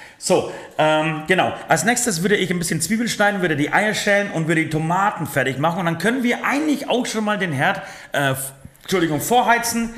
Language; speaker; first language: German; early bilingual, other home language; Polish